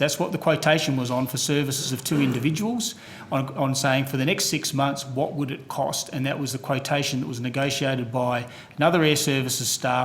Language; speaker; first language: English; native; English